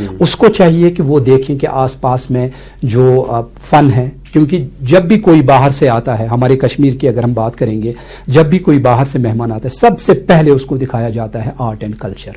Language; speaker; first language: Urdu; non-native, local second language; Kashmiri